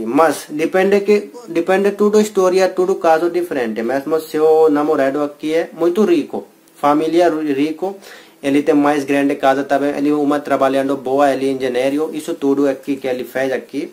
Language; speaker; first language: Portuguese; non-native, learner; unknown